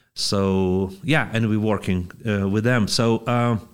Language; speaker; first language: English; non-native, fluent; Lithuanian